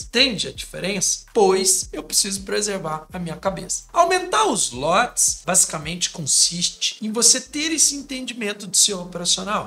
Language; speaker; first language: Portuguese; native; Portuguese